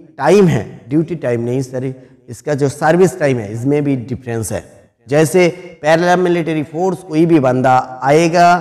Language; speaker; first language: Hindi; non-native, local second language; Bangla